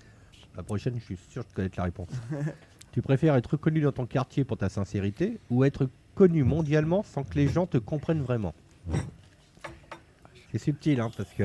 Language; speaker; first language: French; native; French